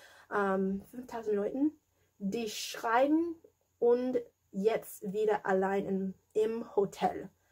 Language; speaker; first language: German; non-native, learner; English